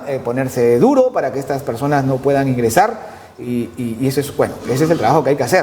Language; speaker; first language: Spanish; native; Spanish